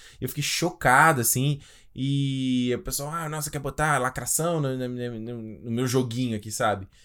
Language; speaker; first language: Portuguese; native; Portuguese